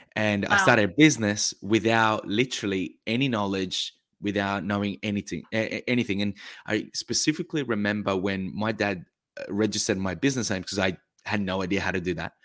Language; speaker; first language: English; early bilingual, other home language; Italian